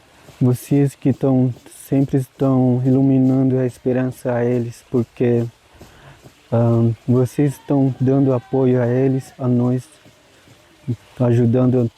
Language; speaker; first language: Portuguese; non-native, local second language; Guarani